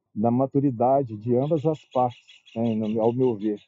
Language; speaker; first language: Portuguese; native; Portuguese